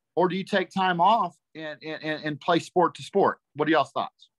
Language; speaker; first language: English; native; English